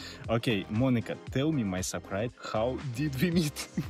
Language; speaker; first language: English; non-native, learner; Russian